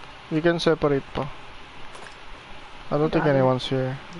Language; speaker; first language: English; non-native, local second language; Filipino